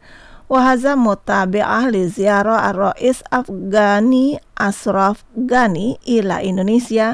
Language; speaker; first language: Arabic; non-native, fluent; Indonesian